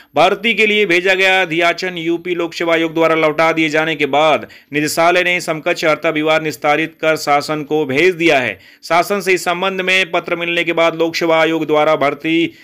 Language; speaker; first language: Hindi; native; Hindi